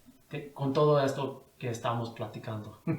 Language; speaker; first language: Spanish; non-native, fluent; English